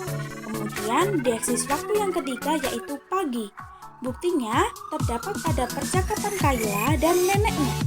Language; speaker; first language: Indonesian; native; Indonesian